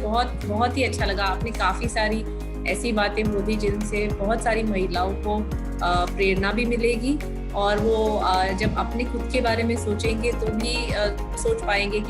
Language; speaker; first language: Hindi; native; Hindi